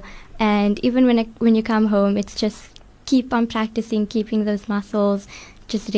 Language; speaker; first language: English; native; English